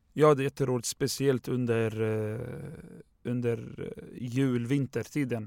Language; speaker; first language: Swedish; non-native, fluent; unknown